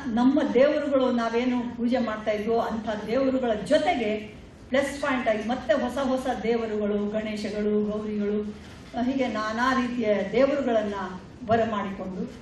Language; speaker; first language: Kannada; non-native, local second language; Lambadi